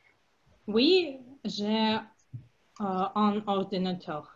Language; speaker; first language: French; non-native, learner; Russian